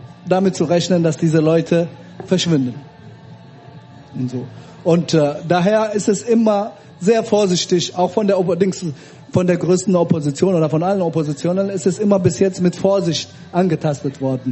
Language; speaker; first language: German; early bilingual, other home language; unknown